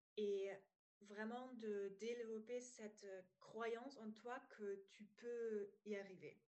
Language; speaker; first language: French; non-native, fluent; German